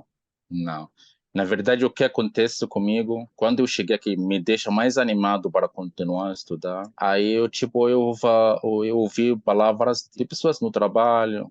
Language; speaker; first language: Portuguese; non-native, learner; Arabic